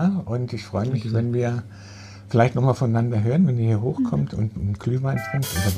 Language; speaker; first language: German; native; German